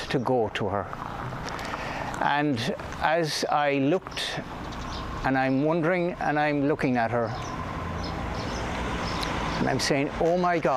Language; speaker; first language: English; native; English